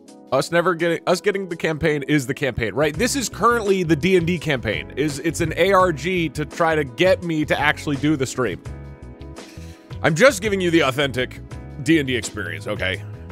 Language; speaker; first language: English; native; English